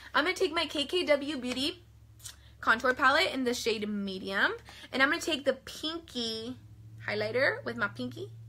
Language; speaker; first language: English; early bilingual, other home language; Spanish